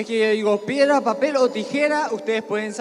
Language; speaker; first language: Spanish; native; Spanish